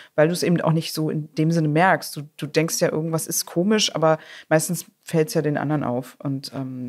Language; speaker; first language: German; native; German